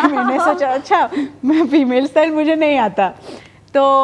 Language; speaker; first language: Hindi; non-native, fluent; Spanish